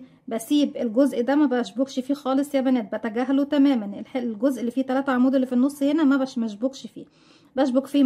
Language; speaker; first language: Arabic; native; Arabic